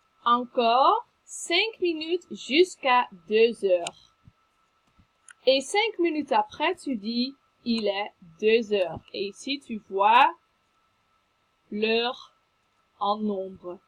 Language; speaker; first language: French; non-native, fluent; Dutch